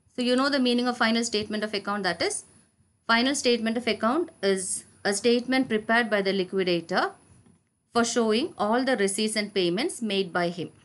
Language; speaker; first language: English; non-native, local second language; Malayalam